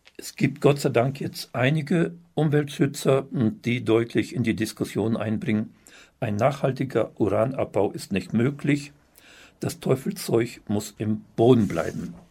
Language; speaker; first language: German; native; German